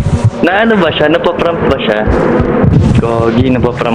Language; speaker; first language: Filipino; native; Filipino